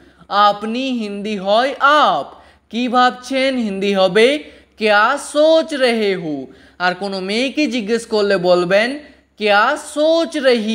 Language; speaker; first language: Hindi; non-native, fluent; Bangla